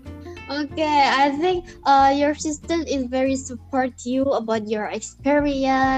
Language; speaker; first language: English; non-native, learner; Indonesian